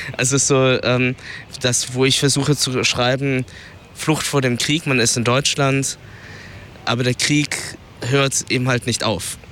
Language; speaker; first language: German; early bilingual, other home language; Vietnamese